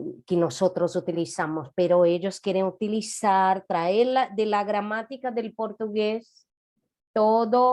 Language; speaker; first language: Spanish; non-native, fluent; Portuguese